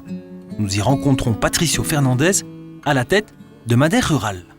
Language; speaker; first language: French; native; French